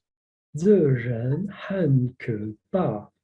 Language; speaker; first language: Chinese; non-native, learner; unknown